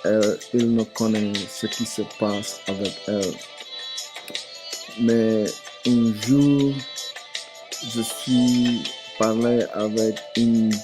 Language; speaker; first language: French; non-native, learner; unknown